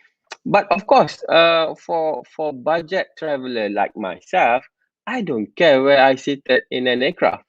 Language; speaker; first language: English; non-native, local second language; Malay